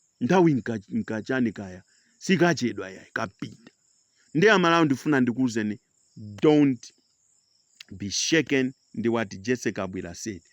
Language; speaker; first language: Nyanja; non-native, local second language; Tumbuka